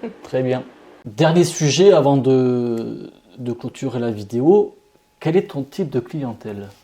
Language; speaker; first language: French; native; French